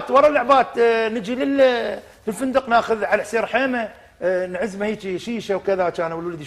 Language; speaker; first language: Arabic; native; Arabic